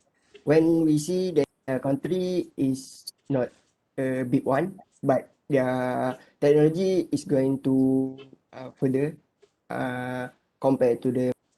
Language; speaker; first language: English; non-native, learner; Malay